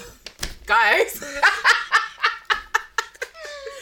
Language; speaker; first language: English; non-native, local second language; French